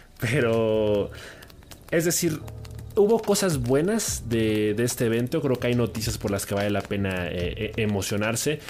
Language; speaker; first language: Spanish; native; Spanish